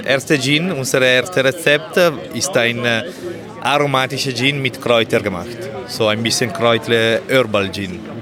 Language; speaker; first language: German; non-native, learner; Italian